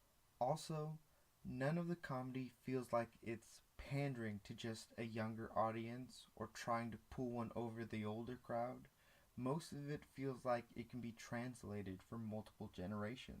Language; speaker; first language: English; native; English